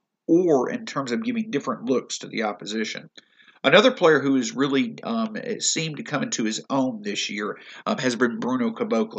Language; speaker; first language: English; native; English